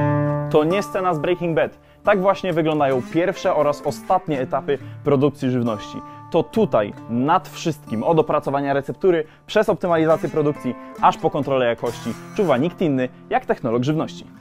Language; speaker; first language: Polish; native; Polish